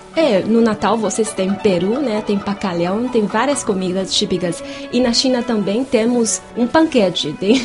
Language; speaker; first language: Portuguese; non-native, fluent; Chinese